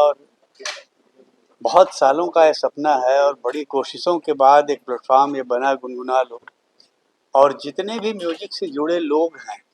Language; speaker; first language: Hindi; native; Hindi